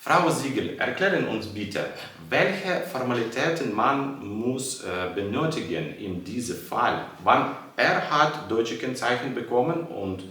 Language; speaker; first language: German; non-native, learner; Ukrainian